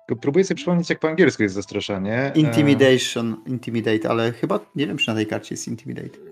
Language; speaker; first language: Polish; native; Polish